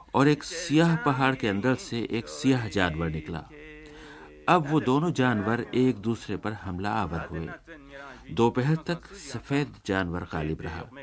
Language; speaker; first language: Urdu; native; Urdu